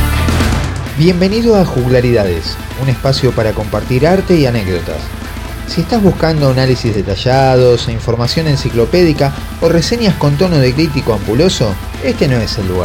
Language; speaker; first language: Spanish; native; Spanish